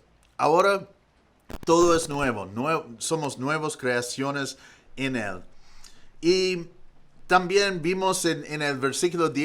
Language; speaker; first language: Spanish; non-native, fluent; English